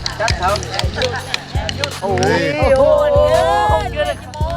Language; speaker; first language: Thai; native; Thai